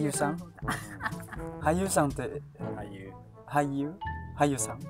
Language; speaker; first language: Japanese; non-native, learner; Indonesian